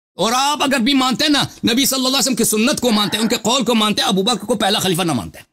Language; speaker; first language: Urdu; native; Urdu